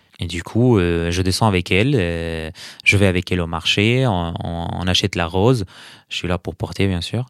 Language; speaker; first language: French; non-native, fluent; Arabic